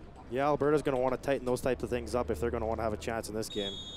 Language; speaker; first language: English; early bilingual, other home language; French